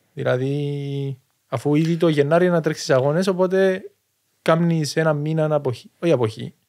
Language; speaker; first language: Greek; native; Greek